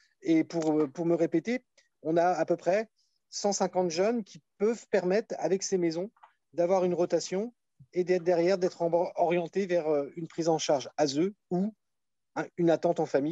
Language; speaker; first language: French; native; French